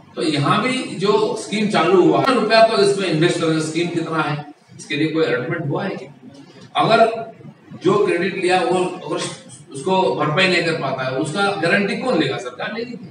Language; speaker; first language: Hindi; non-native, local second language; Bangla